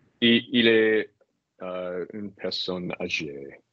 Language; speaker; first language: French; non-native, learner; English